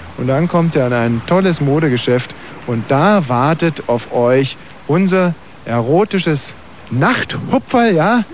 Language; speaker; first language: German; native; German